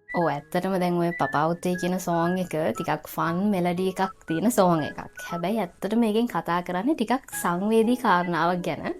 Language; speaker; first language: Sinhala; native; Sinhala